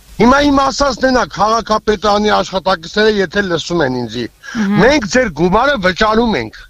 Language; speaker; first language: Armenian; native; Armenian